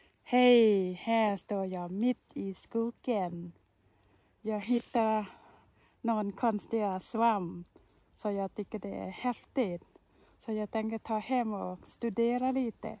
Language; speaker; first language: Swedish; non-native, fluent; Thai